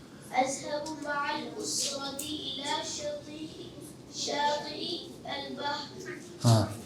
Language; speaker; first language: Arabic; non-native, learner; Urdu